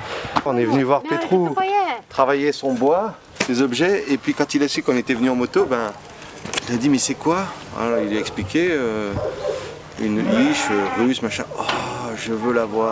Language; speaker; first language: French; native; French